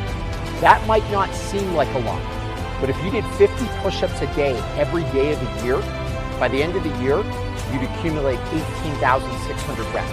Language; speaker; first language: English; native; English